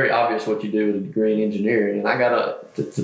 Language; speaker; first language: English; native; English